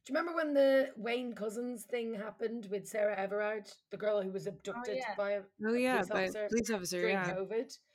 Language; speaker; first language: English; native; English